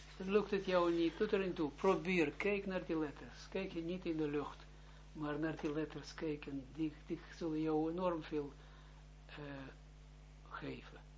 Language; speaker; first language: Dutch; non-native, fluent; Hebrew